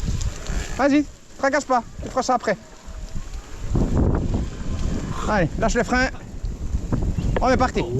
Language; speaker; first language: French; native; French